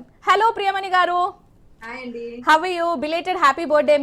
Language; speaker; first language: Telugu; native; Telugu